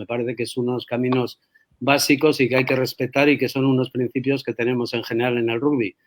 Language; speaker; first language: Spanish; native; Spanish